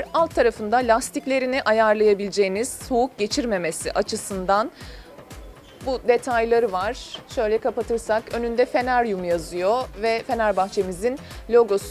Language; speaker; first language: Turkish; native; Turkish